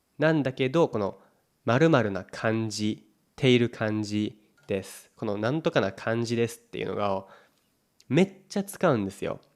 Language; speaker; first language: Japanese; native; Japanese